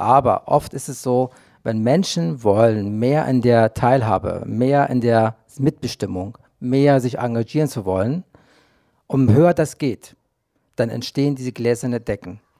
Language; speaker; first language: German; non-native, fluent; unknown